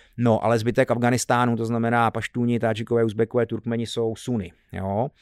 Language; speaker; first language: Czech; early bilingual, heritage; Czech